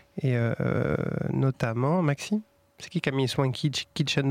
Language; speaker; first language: French; native; French